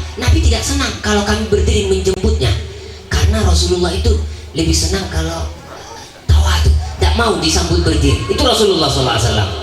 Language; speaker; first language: Indonesian; non-native, local second language; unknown